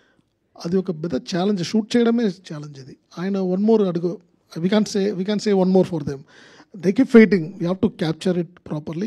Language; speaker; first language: Telugu; non-native, learner; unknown